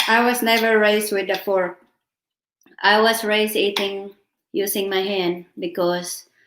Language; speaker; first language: English; non-native, local second language; Filipino